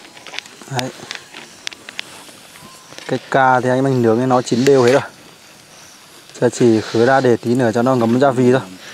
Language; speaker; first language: Vietnamese; native; Vietnamese